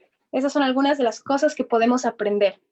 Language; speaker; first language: Spanish; native; Spanish